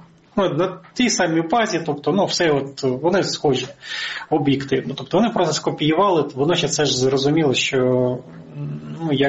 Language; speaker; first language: Ukrainian; native; Ukrainian